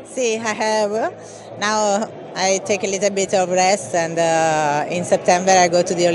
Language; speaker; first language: English; non-native, learner; Italian